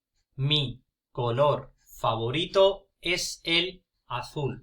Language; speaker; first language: Spanish; non-native, fluent; Punjabi